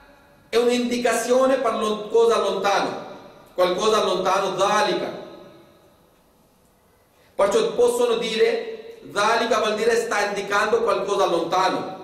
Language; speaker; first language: Italian; non-native, fluent; Urdu